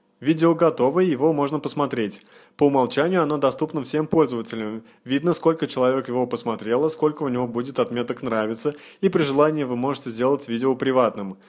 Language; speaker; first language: Russian; native; Russian